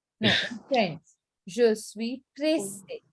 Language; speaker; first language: French; non-native, fluent; Hindi